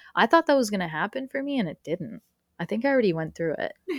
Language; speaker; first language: English; early bilingual, other home language; Spanish